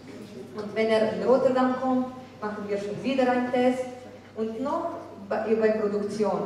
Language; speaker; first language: German; non-native, fluent; Slovenian